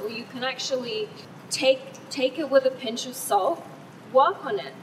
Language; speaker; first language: English; non-native, fluent; Thai